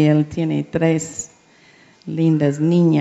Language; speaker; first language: Spanish; non-native, learner; English